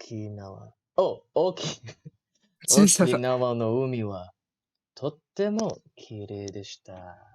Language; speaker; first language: Japanese; non-native, learner; Malay